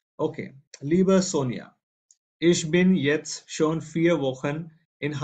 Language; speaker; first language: German; non-native, fluent; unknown